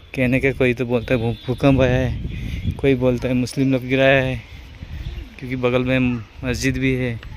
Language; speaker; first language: Hindi; non-native, local second language; Odia